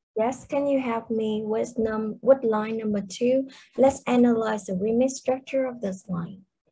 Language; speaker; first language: English; non-native, fluent; Vietnamese